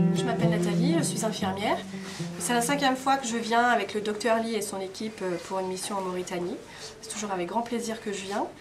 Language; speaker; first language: French; early bilingual, other home language; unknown